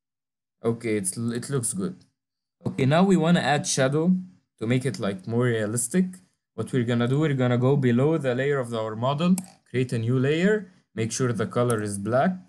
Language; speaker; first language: English; non-native, fluent; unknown